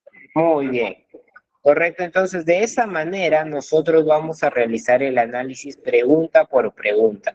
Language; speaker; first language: Spanish; native; Spanish